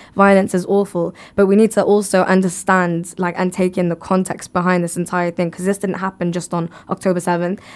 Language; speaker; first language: English; native; English